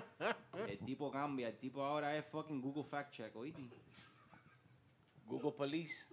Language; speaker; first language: Spanish; early bilingual, heritage; Spanish